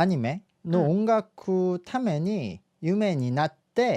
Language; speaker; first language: Japanese; non-native, fluent; Korean